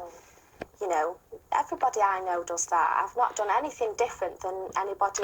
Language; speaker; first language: English; native; English